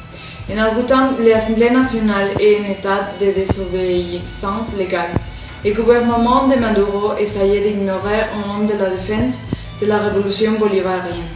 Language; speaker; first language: French; non-native, learner; Spanish